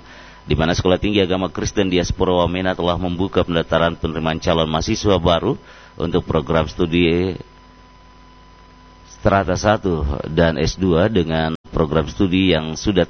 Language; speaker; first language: Indonesian; native; Indonesian